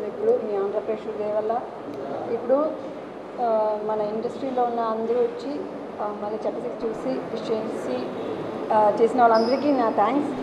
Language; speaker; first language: Telugu; non-native, fluent; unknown